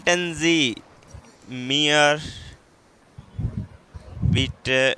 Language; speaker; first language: German; non-native, learner; Hindi